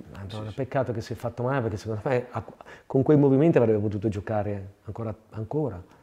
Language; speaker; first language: Italian; native; Italian